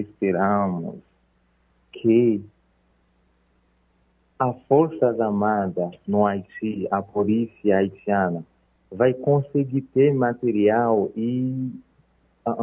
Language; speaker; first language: Portuguese; non-native, fluent; Haitian Creole